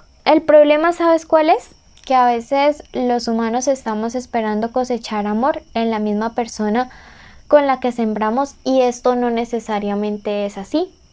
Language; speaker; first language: Spanish; native; Spanish